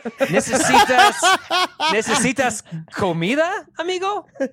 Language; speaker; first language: Spanish; non-native, fluent; English